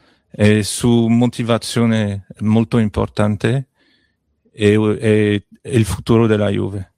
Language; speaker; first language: Italian; non-native, learner; French